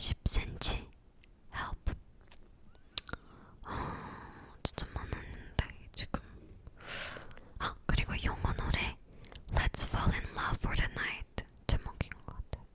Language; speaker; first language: Korean; non-native, learner; English